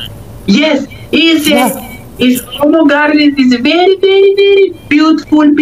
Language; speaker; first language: English; non-native, learner; Oromo